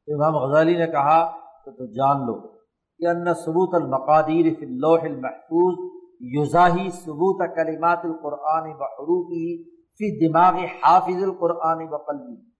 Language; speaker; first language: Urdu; non-native, local second language; Punjabi